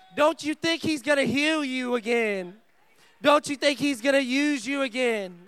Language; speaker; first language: English; early bilingual, other home language; Vietnamese